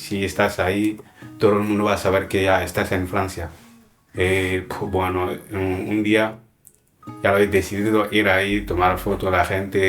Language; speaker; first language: Spanish; non-native, learner; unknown